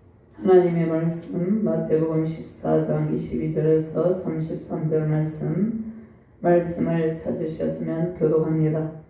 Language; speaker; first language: Korean; native; Korean